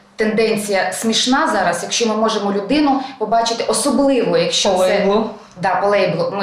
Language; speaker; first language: Ukrainian; native; Ukrainian